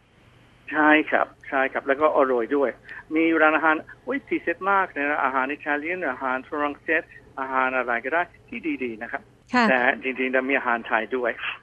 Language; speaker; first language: Thai; non-native, fluent; English